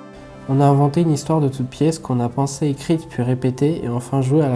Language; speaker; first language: French; native; French